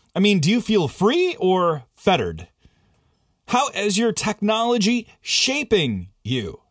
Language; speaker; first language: English; native; English